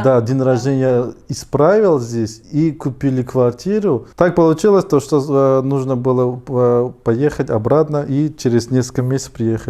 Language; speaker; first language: Russian; non-native, fluent; Tajik